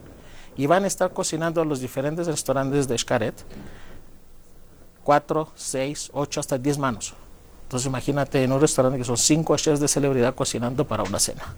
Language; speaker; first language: Spanish; non-native, fluent; Greek